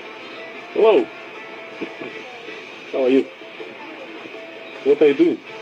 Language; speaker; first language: English; non-native, learner; Russian